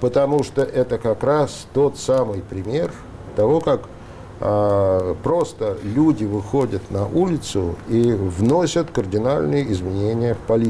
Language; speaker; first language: Russian; native; Russian